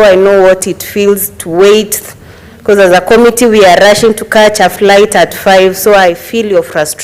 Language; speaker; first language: English; non-native, local second language; Gusii